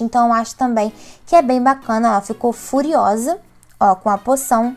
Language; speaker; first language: Portuguese; native; Portuguese